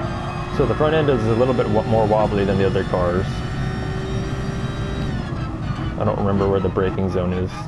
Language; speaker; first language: English; native; English